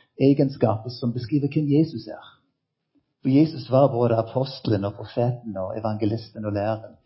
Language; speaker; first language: Norwegian; non-native, fluent; English